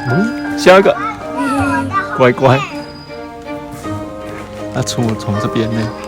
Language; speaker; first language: Chinese; native; Chinese